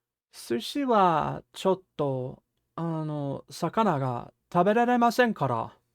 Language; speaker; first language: Japanese; non-native, fluent; English